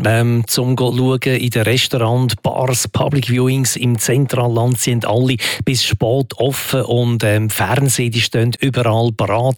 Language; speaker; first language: German; native; German